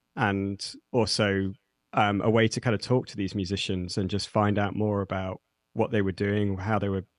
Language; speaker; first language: English; native; English